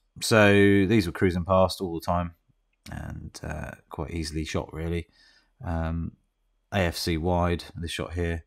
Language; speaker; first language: English; native; English